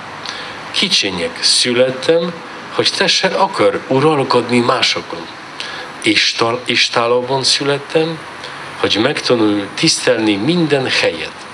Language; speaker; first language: Hungarian; non-native, learner; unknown